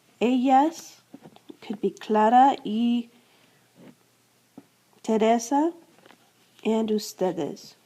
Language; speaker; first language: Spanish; non-native, fluent; English